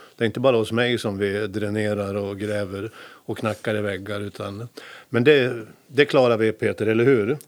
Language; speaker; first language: Swedish; native; Swedish